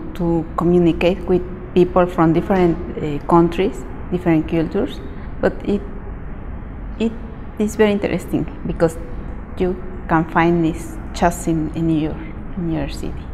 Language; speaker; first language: English; non-native, learner; Spanish